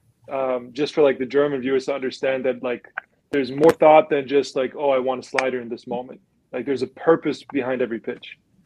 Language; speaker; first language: English; non-native, fluent; German